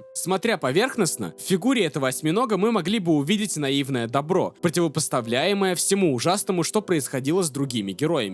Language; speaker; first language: Russian; native; Russian